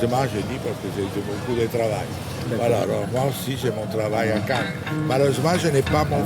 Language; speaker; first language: French; non-native, fluent; Italian